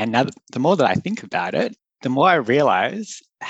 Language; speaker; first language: English; native; English